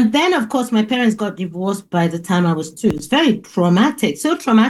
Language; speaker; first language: English; non-native, local second language; Igbo